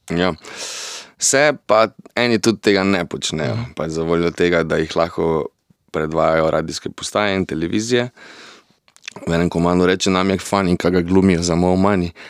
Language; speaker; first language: Slovenian; native; Slovenian